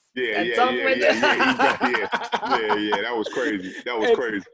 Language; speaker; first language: English; native; English